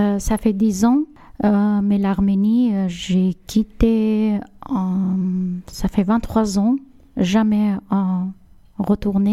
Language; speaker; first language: French; non-native, learner; Armenian